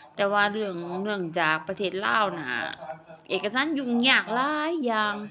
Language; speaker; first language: Lao; native; Lao